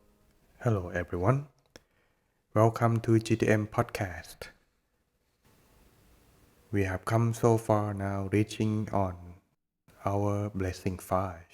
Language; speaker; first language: English; non-native, fluent; Thai